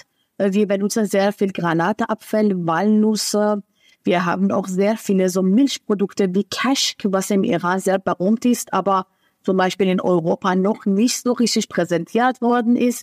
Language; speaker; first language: German; non-native, fluent; Persian